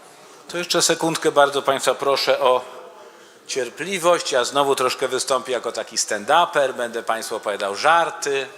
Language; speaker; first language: Polish; native; Polish